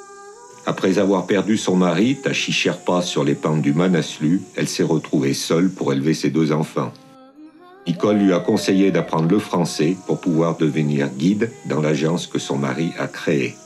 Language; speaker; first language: French; native; French